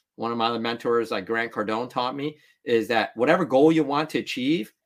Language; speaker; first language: English; early bilingual, other home language; Vietnamese